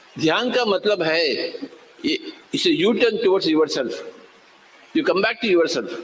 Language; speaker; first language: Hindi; non-native, local second language; Telugu